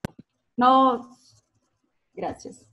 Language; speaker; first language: Spanish; non-native, fluent; Portuguese